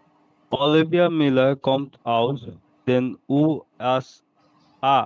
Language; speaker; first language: German; non-native, learner; Bangla